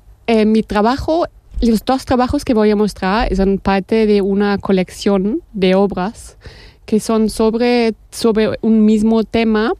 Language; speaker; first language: Spanish; non-native, fluent; German